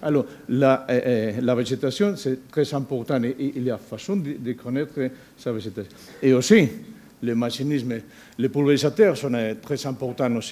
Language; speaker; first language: French; non-native, learner; Spanish